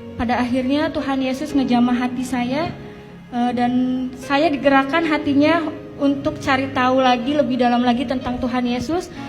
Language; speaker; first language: Indonesian; native; Indonesian